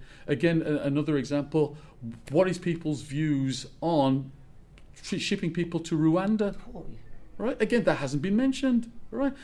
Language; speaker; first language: English; native; English